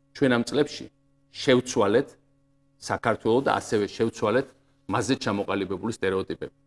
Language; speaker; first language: Georgian; native; Georgian